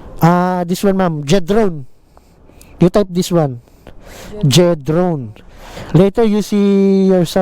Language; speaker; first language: English; non-native, learner; Filipino